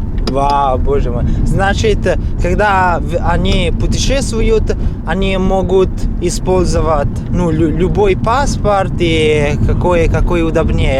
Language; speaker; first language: Russian; non-native, fluent; Italian